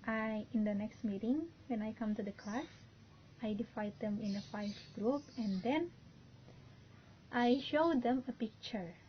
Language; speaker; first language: English; non-native, learner; Indonesian